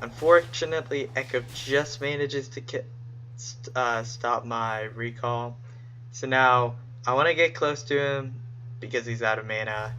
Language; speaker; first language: English; native; English